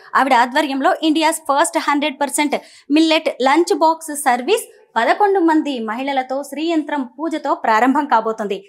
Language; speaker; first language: Telugu; native; Telugu